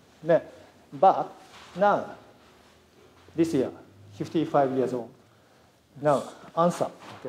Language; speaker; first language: English; non-native, learner; Japanese